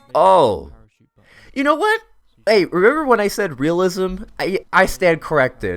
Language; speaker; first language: English; native; English